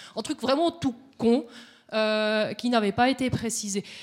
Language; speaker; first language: French; native; French